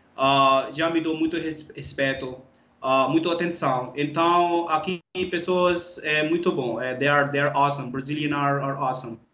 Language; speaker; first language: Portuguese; non-native, learner; Urdu